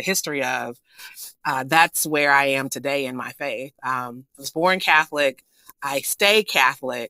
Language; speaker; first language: English; native; English